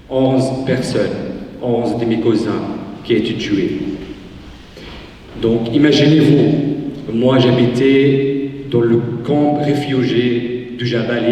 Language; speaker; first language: French; non-native, fluent; Arabic